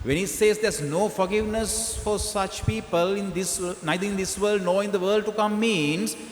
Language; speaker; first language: English; non-native, local second language; Sinhala